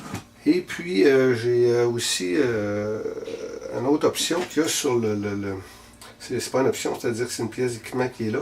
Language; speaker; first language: French; native; French